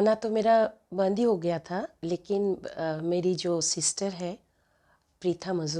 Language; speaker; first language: Hindi; non-native, local second language; Bangla